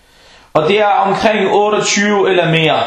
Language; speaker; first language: Danish; early bilingual, other home language; Arabic